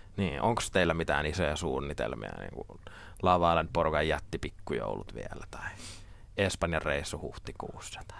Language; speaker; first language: Finnish; native; Finnish